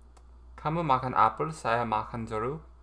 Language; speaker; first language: Indonesian; non-native, learner; English